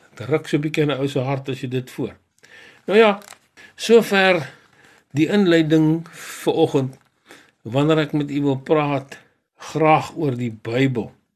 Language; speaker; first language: Afrikaans; native; Afrikaans